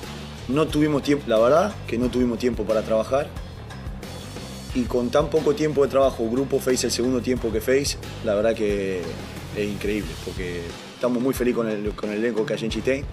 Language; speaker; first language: Spanish; native; Spanish